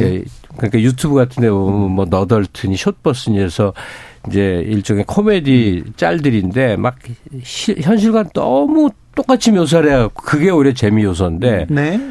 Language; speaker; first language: Korean; native; Korean